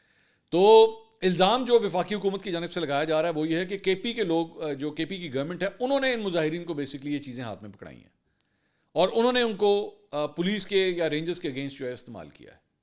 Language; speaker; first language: Urdu; native; Urdu